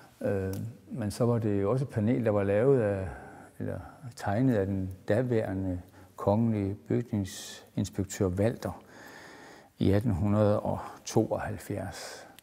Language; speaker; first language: Danish; native; Danish